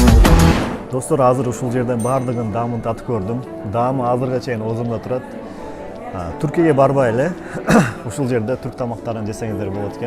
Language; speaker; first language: Kyrgyz; native; Kyrgyz